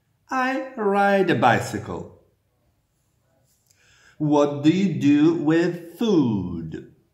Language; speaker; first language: English; non-native, fluent; Polish